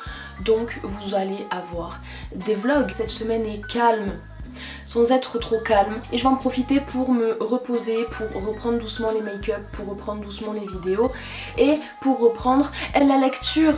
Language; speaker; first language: French; native; French